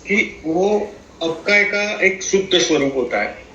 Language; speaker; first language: Hindi; non-native, local second language; Gujarati